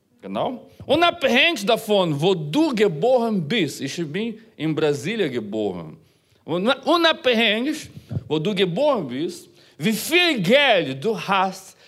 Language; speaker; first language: German; non-native, fluent; Portuguese